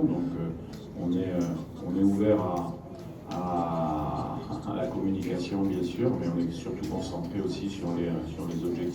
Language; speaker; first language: French; native; French